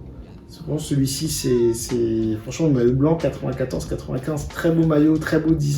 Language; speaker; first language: French; native; French